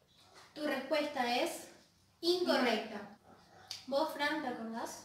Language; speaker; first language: Spanish; native; Spanish